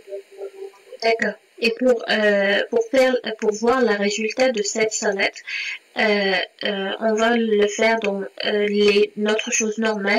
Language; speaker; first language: French; non-native, local second language; Arabic